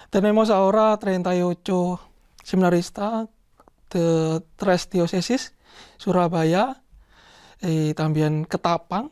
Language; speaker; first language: Spanish; non-native, learner; Indonesian